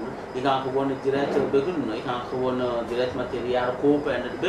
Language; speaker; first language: Dutch; non-native, learner; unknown